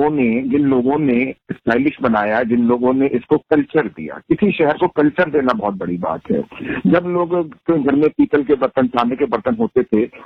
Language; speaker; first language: Hindi; native; Hindi